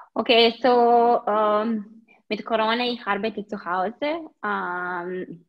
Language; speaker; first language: German; non-native, learner; Serbian